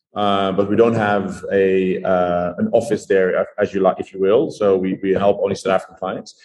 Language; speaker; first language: English; non-native, fluent; Dutch